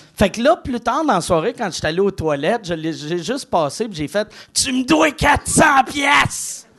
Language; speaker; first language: French; native; French